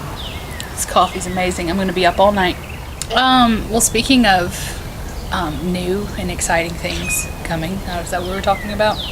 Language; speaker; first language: English; native; English